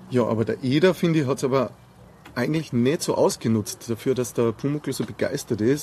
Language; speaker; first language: German; native; German